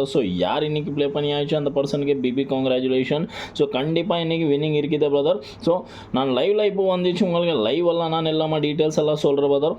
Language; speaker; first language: Tamil; non-native, learner; Kannada